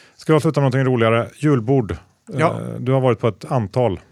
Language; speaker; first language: Swedish; native; Swedish